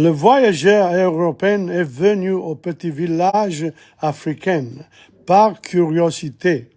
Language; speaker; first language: French; non-native, fluent; English